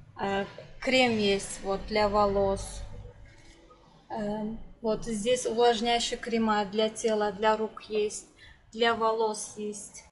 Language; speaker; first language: Russian; non-native, learner; Turkish